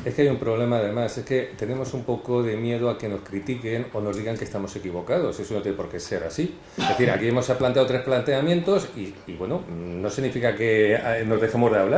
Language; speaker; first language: Spanish; native; Spanish